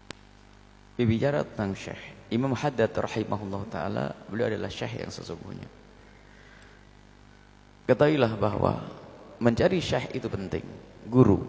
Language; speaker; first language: Indonesian; native; Indonesian